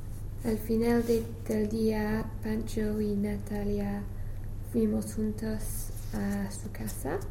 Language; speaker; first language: Spanish; non-native, learner; English